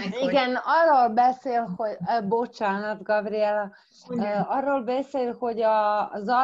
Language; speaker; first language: Hungarian; early bilingual, heritage; Croatian